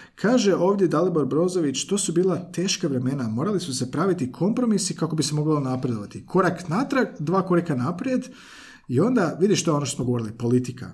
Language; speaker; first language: Croatian; native; Croatian